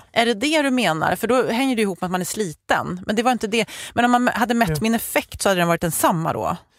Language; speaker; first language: Swedish; native; Swedish